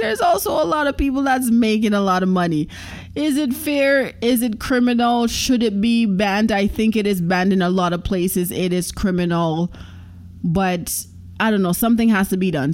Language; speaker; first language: English; non-native, local second language; Jamaican Creole English